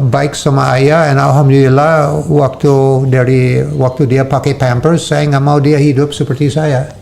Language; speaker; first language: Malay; non-native, fluent; English